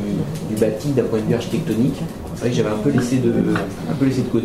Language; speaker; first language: French; native; French